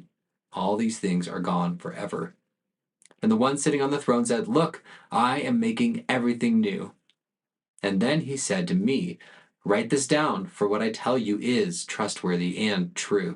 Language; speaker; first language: English; native; English